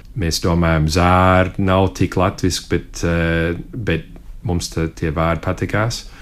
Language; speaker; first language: Latvian; early bilingual, heritage; Latvian